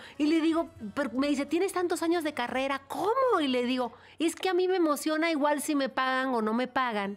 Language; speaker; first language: Spanish; native; Spanish